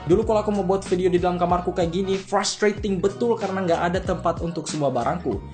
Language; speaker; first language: Indonesian; early bilingual, heritage; English